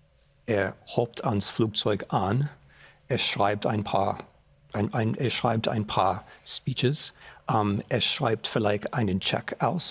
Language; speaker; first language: German; non-native, fluent; English